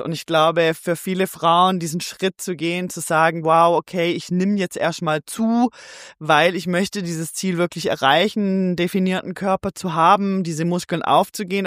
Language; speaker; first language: German; native; German